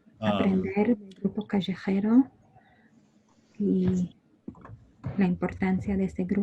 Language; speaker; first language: Spanish; non-native, learner; English